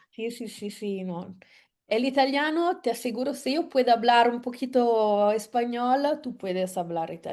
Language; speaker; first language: Spanish; non-native, fluent; Italian